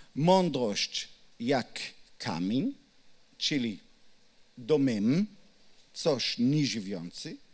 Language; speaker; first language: Polish; non-native, learner; Hebrew